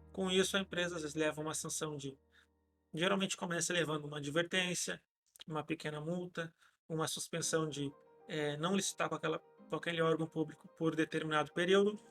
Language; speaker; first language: Portuguese; native; Portuguese